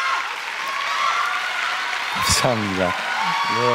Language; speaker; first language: Korean; native; Korean